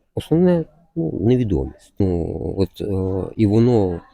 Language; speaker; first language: Ukrainian; native; Ukrainian